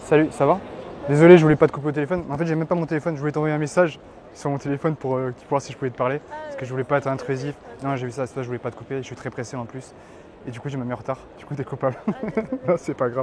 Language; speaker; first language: French; native; French